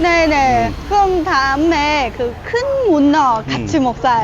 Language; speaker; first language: Korean; non-native, learner; Vietnamese